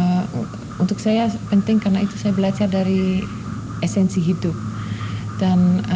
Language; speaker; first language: Indonesian; non-native, fluent; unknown